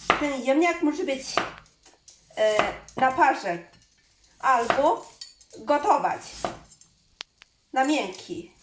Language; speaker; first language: Polish; non-native, learner; Chinese